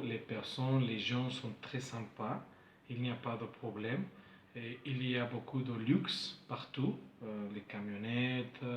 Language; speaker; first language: French; non-native, fluent; Spanish